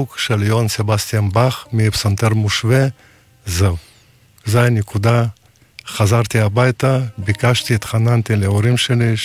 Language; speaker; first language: Hebrew; non-native, fluent; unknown